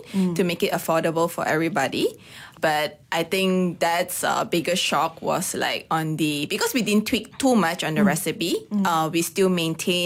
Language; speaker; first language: English; non-native, local second language; Cantonese